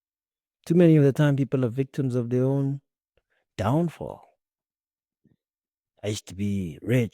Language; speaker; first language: English; native; English